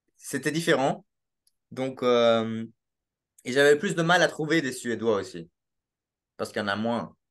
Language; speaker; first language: French; native; French